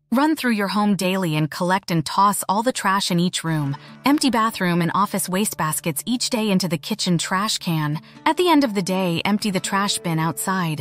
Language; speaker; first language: English; native; English